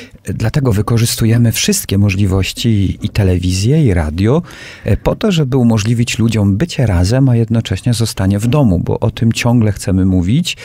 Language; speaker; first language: Polish; native; Polish